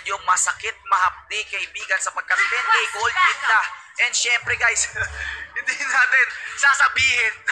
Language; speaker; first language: Filipino; native; Filipino